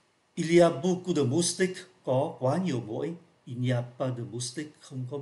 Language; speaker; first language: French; non-native, fluent; Vietnamese